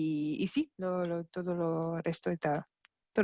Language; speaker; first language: Spanish; non-native, fluent; French